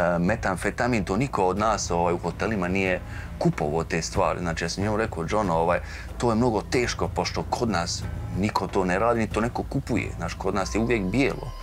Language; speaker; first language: Serbian; native; Serbian